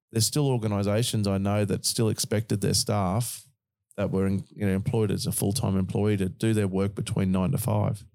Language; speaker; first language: English; native; English